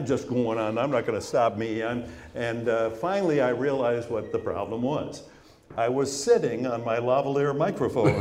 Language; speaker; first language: English; native; English